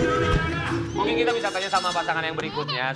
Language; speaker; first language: Indonesian; native; Indonesian